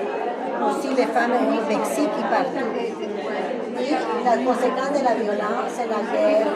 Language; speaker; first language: French; non-native, learner; Spanish